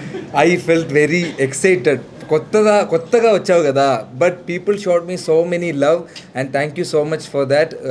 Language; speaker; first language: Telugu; non-native, learner; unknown